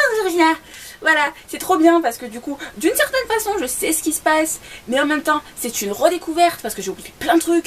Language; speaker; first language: French; native; French